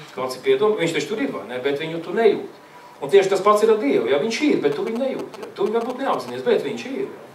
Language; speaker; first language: Latvian; native; Latvian